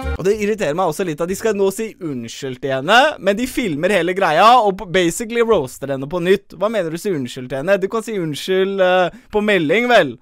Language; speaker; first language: Norwegian; early bilingual, other home language; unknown